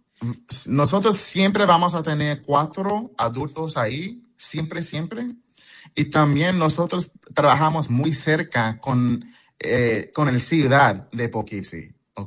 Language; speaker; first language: Spanish; non-native, fluent; English